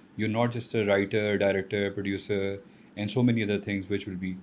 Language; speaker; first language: English; non-native, local second language; Urdu